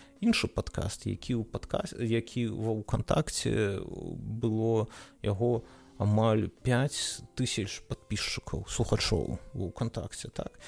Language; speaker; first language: Belarusian; non-native, local second language; Russian